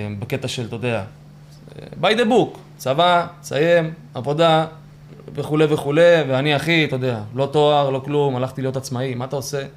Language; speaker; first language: Hebrew; early bilingual, other home language; Russian